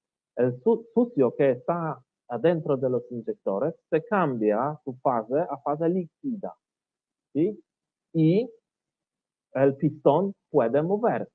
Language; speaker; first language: Spanish; non-native, learner; Polish